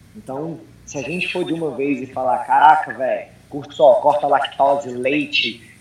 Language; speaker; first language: Portuguese; early bilingual, heritage; English